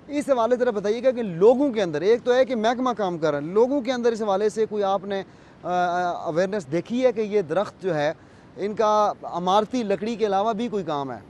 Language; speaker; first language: Urdu; non-native, local second language; Pahari-Potwari